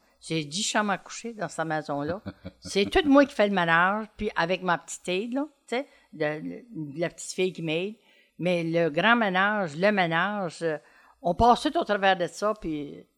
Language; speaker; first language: French; native; French